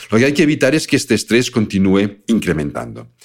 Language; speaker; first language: Spanish; native; Spanish